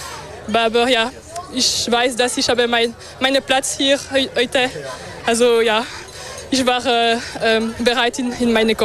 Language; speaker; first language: German; non-native, local second language; French